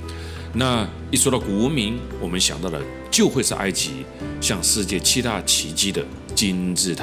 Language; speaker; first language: Chinese; native; Chinese